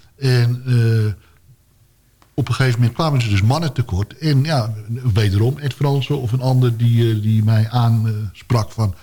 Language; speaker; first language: Dutch; native; Dutch